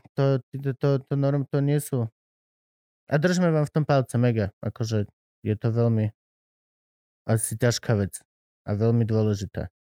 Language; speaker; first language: Slovak; native; Slovak